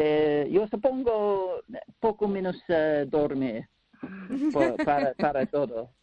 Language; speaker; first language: Spanish; non-native, learner; English